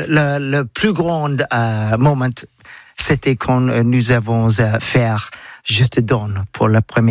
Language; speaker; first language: French; non-native, learner; English